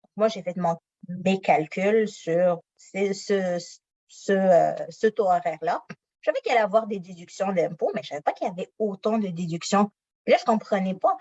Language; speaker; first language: French; non-native, local second language; Arabic